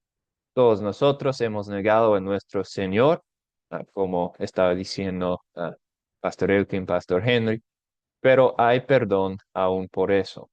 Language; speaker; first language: Spanish; non-native, fluent; English